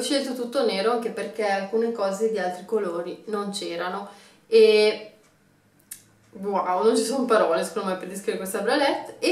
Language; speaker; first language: Italian; native; Italian